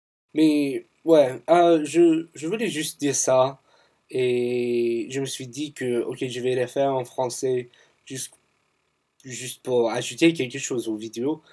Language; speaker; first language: French; non-native, fluent; English